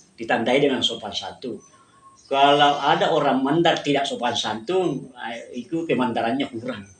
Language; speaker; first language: Indonesian; non-native, local second language; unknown